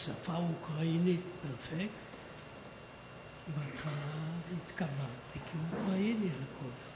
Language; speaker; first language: Hebrew; non-native, fluent; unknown